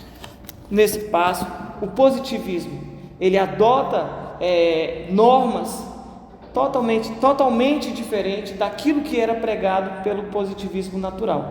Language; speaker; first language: Portuguese; native; Portuguese